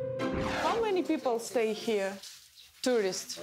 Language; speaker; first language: English; non-native, learner; Russian